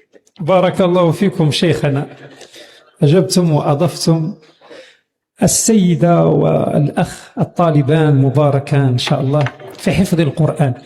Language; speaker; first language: Arabic; native; Arabic